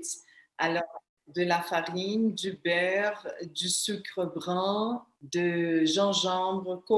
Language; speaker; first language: French; non-native, fluent; Portuguese